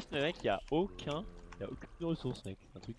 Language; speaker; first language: French; native; French